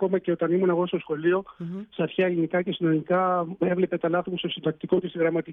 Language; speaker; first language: Greek; early bilingual, heritage; Greek